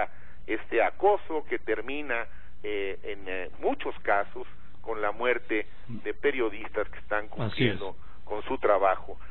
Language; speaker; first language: Spanish; native; Spanish